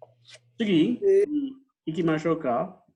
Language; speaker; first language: Japanese; non-native, fluent; English